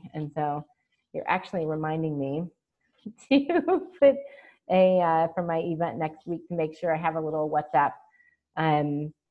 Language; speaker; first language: English; native; English